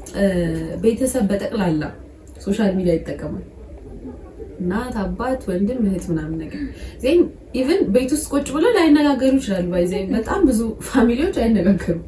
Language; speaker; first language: Amharic; native; Amharic